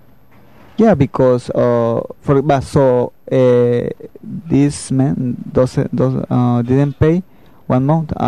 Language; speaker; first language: English; non-native, learner; Spanish